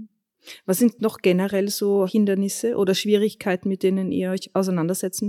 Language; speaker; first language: German; native; German